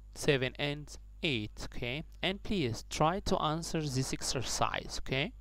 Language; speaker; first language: English; non-native, fluent; Arabic